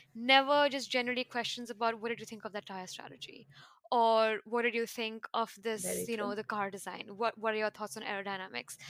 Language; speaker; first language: English; non-native, local second language; Hindi